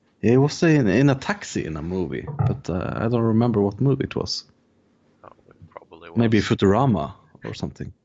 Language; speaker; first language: English; non-native, fluent; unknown